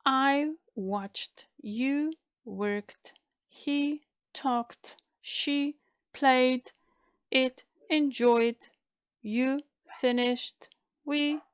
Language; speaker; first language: English; non-native, fluent; Macedonian